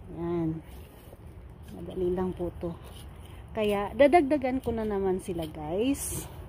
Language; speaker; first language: Filipino; non-native, local second language; Cebuano